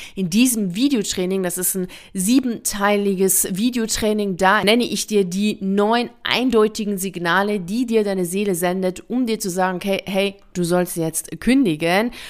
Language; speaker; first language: German; early bilingual, other home language; Persian